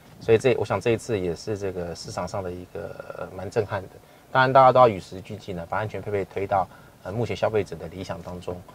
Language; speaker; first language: Chinese; native; Chinese